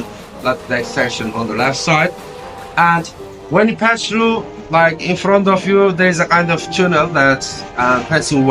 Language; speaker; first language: English; non-native, fluent; Turkish